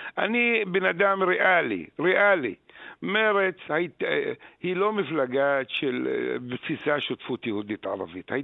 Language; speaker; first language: Hebrew; non-native, local second language; Arabic